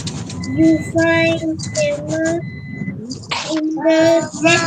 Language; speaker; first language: English; non-native, learner; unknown